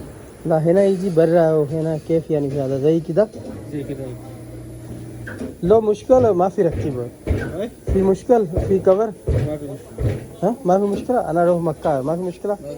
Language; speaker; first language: Arabic; non-native, learner; Urdu